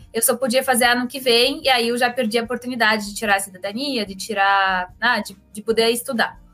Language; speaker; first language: Portuguese; non-native, fluent; Russian